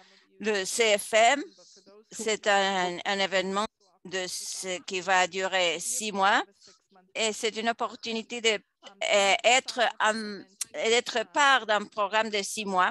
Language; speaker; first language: French; non-native, fluent; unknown